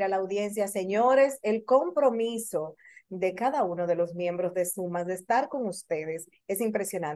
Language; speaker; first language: Spanish; native; Spanish